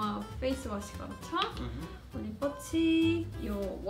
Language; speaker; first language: Nepali; non-native, fluent; Korean